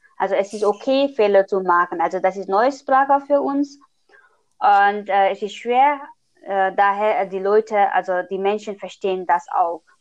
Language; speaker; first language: German; non-native, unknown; Nepali